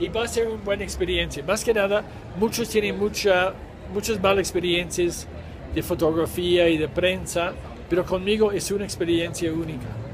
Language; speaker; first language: Spanish; non-native, fluent; English